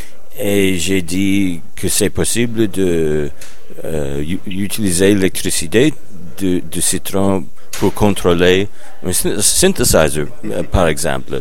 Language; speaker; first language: French; non-native, learner; English